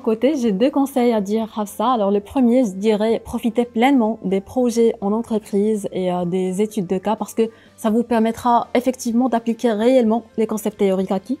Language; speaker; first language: French; non-native, local second language; Arabic